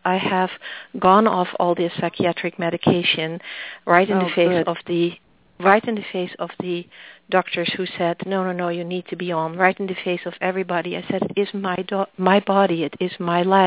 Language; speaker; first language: English; non-native, fluent; Dutch